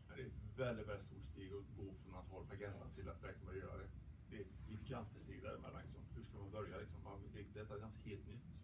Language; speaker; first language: Swedish; native; Swedish